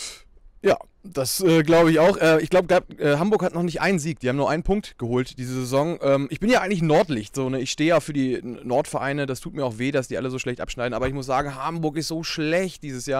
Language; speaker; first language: German; native; German